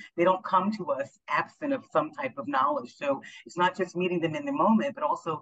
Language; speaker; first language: English; native; English